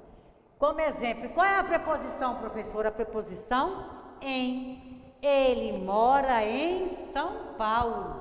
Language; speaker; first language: Portuguese; native; Portuguese